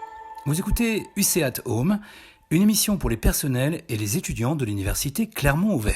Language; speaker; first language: French; native; French